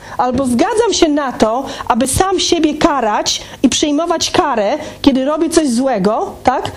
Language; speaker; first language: Polish; native; Polish